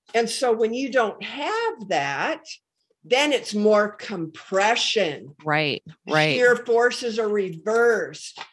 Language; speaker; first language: English; native; English